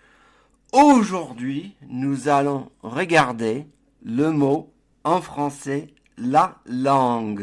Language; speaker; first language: French; non-native, fluent; English